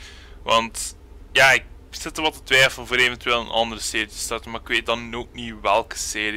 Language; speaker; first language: Dutch; native; Dutch